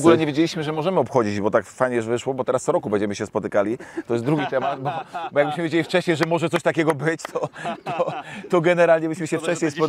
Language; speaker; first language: Polish; native; Polish